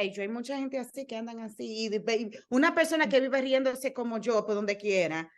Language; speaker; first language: Spanish; early bilingual, other home language; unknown